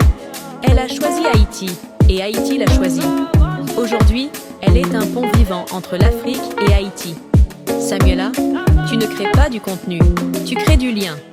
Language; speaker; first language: French; non-native, local second language; Haitian Creole